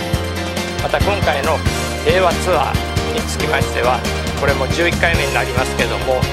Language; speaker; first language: Japanese; native; Japanese